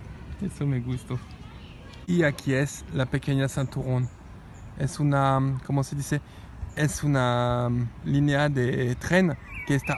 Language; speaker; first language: Spanish; non-native, fluent; French